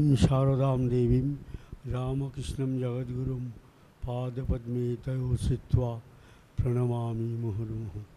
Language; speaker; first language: Hindi; non-native, local second language; Bangla